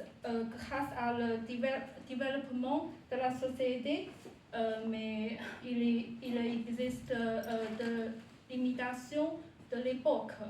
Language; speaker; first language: French; non-native, learner; Chinese